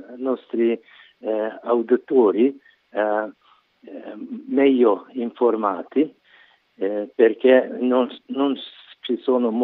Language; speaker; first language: Italian; non-native, learner; Hungarian